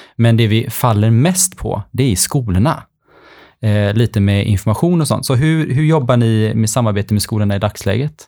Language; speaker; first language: Swedish; early bilingual, other home language; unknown